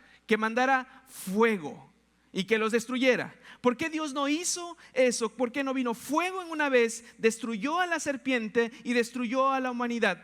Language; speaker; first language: Spanish; native; Spanish